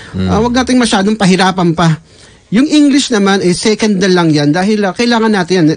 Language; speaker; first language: Filipino; native; Filipino